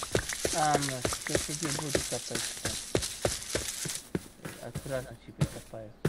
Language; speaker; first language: Russian; non-native, learner; Latvian